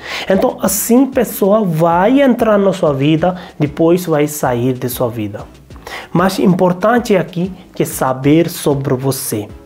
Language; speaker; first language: Portuguese; non-native, learner; Hindi